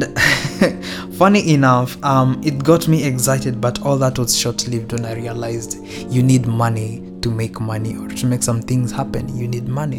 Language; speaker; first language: English; non-native, local second language; Swahili